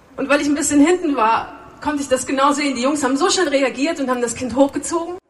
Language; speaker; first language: German; native; German